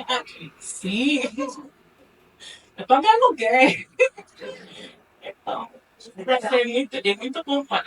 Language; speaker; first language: Portuguese; non-native, learner; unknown